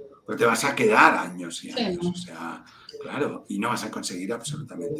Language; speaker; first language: Spanish; native; Spanish